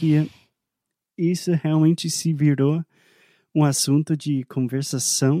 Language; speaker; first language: Portuguese; non-native, fluent; English